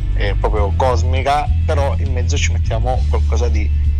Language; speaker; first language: Italian; native; Italian